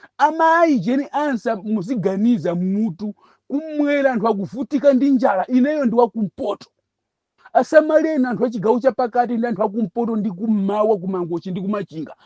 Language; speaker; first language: Nyanja; non-native, local second language; Tumbuka